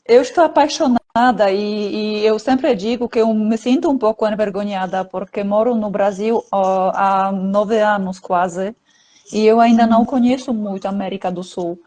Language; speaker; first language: Portuguese; non-native, fluent; Polish